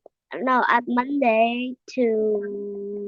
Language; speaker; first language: English; non-native, learner; Vietnamese